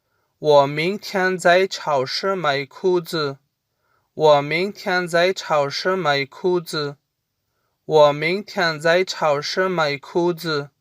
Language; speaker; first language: Chinese; non-native, fluent; Urdu